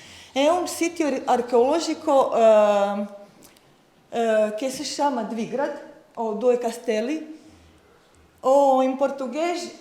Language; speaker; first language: Portuguese; non-native, fluent; Croatian